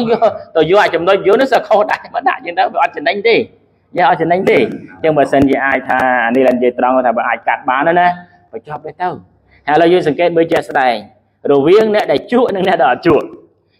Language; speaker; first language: Khmer; native; Khmer